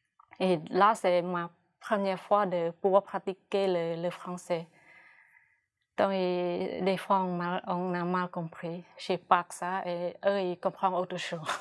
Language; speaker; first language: French; non-native, fluent; Khmer